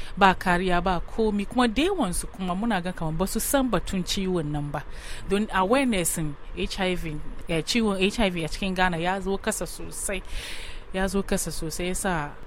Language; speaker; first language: Hausa; non-native, local second language; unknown